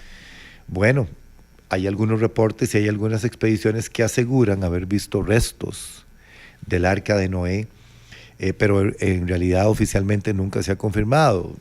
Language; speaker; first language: Spanish; native; Spanish